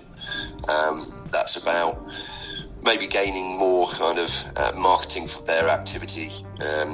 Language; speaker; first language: English; native; English